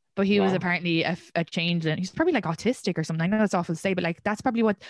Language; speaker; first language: English; native; English